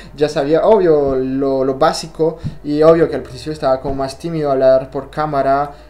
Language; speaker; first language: Spanish; non-native, fluent; French